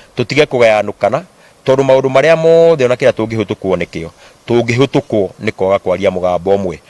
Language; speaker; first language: Kikuyu; native; Kikuyu